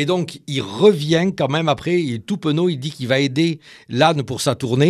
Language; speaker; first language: French; native; French